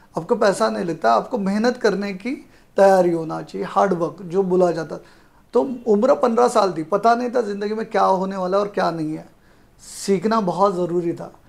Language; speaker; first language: Hindi; non-native, local second language; Marathi